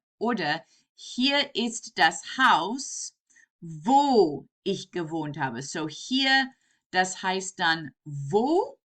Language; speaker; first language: German; non-native, fluent; English